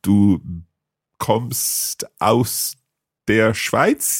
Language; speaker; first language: German; non-native, learner; English